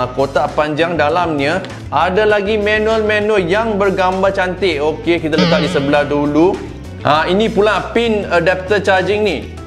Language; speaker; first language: Malay; non-native, local second language; Cantonese